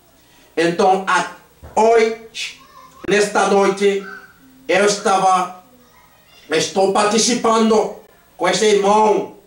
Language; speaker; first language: Portuguese; non-native, learner; Haitian Creole